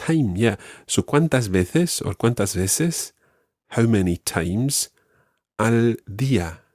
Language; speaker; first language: Spanish; non-native, fluent; English